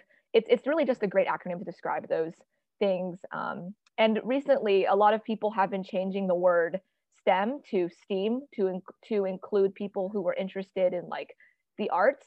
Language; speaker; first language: English; native; English